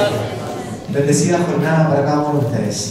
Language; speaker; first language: Spanish; native; Spanish